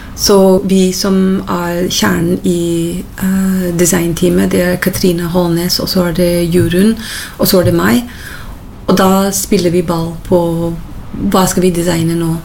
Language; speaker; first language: Norwegian; non-native, fluent; English